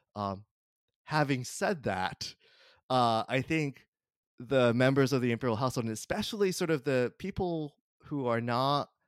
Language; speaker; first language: English; early bilingual, other home language; Japanese